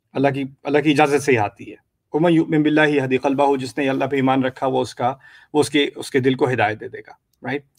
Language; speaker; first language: Urdu; native; Urdu